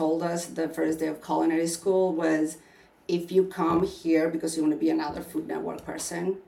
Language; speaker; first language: English; non-native, fluent; Albanian